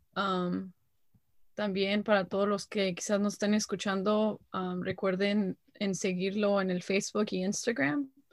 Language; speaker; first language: Spanish; early bilingual, heritage; Spanish